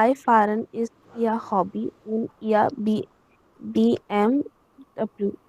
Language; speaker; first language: German; non-native, learner; Hindi